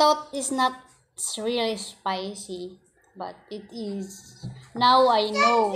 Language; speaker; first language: English; non-native, local second language; Filipino